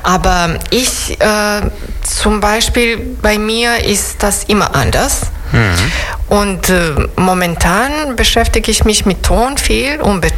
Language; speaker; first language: German; non-native, fluent; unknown